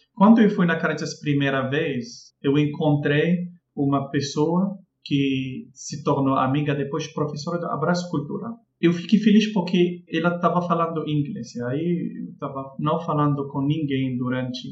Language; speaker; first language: Portuguese; non-native, fluent; Arabic